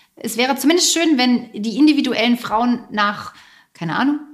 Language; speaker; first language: German; native; German